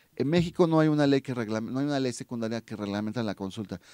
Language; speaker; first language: Spanish; native; Spanish